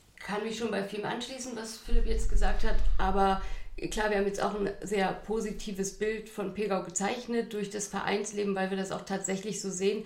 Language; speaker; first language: German; native; German